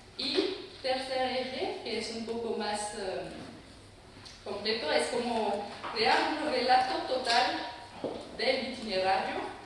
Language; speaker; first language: Spanish; non-native, fluent; French